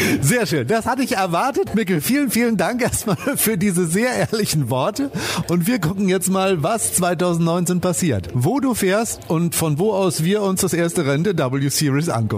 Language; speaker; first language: German; native; German